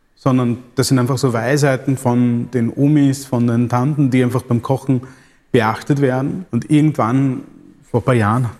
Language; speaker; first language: German; early bilingual, other home language; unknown